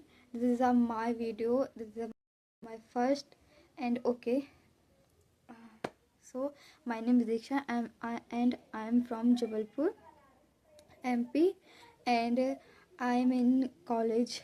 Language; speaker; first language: English; non-native, learner; Hindi